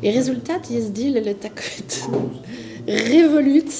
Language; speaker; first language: Russian; non-native, learner; French